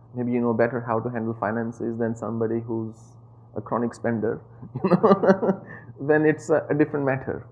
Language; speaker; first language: English; non-native, local second language; Punjabi